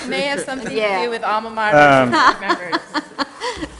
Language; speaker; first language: English; native; English